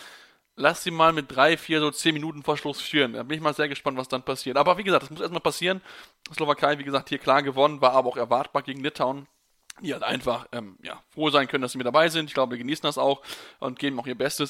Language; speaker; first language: German; native; German